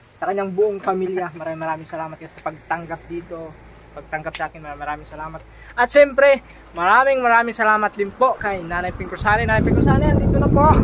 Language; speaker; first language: Filipino; non-native, local second language; Cebuano